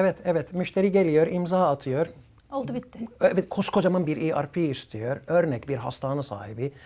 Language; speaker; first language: Turkish; early bilingual, other home language; Arabic